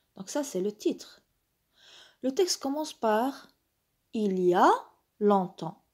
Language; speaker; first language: French; non-native, local second language; Arabic